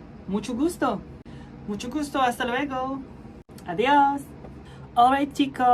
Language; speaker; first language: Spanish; non-native, fluent; Filipino